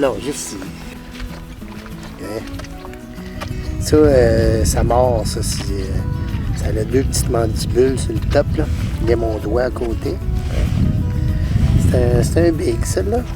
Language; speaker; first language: French; native; French